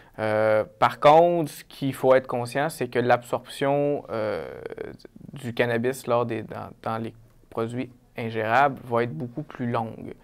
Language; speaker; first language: French; native; French